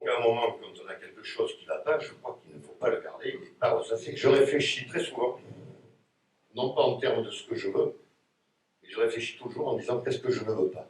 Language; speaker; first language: French; native; French